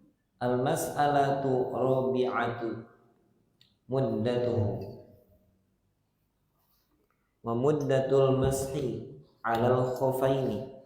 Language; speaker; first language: Arabic; non-native, learner; Indonesian